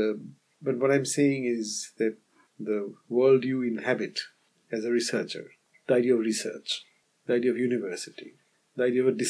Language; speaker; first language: English; non-native, local second language; Bangla